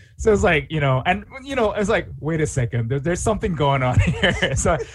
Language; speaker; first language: English; non-native, fluent; Korean